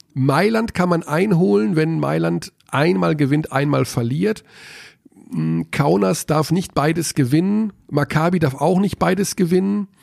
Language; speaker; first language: German; native; German